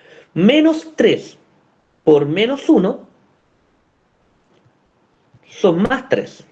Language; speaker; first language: Spanish; native; Spanish